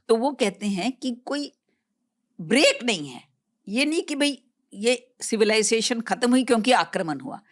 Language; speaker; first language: Hindi; native; Hindi